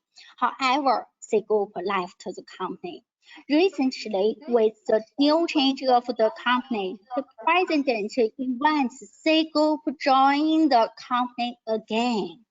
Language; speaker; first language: English; non-native, learner; Chinese